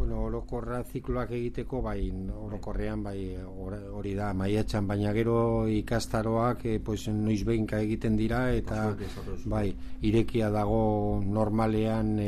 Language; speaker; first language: Basque; non-native, local second language; Spanish